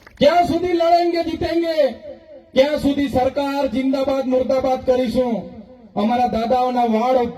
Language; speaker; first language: Gujarati; non-native, local second language; Vasavi